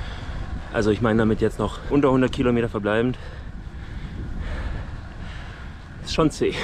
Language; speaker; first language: German; native; German